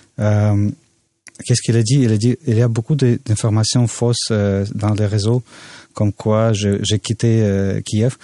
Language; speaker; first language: French; non-native, fluent; Russian